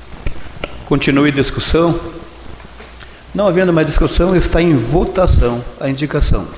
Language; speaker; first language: Portuguese; native; Portuguese